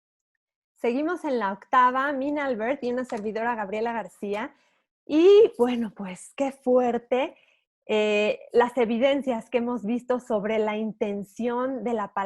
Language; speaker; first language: Spanish; native; Spanish